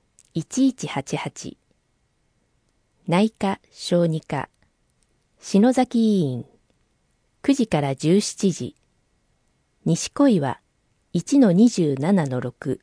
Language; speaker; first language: Japanese; native; Japanese